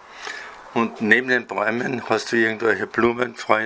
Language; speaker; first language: German; native; German